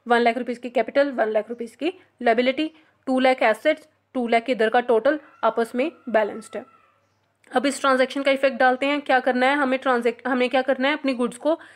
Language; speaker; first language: Hindi; non-native, local second language; Punjabi